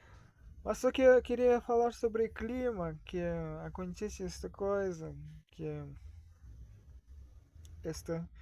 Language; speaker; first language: Portuguese; non-native, fluent; Russian